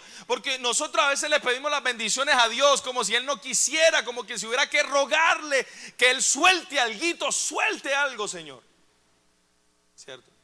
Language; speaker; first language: Spanish; native; Spanish